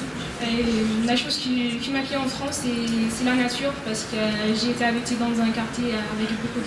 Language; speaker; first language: French; non-native, learner; Arabic